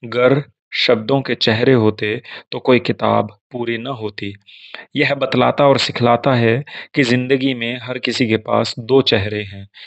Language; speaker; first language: Hindi; native; Hindi